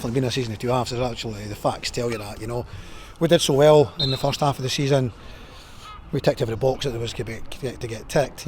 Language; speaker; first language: English; native; English